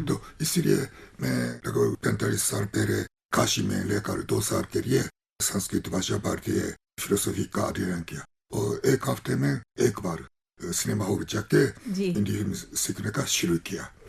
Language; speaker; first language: Hindi; non-native, fluent; Japanese